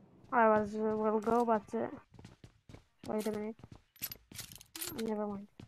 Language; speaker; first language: English; non-native, learner; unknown